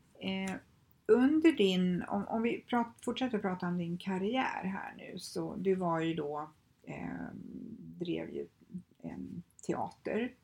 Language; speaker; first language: Swedish; native; Swedish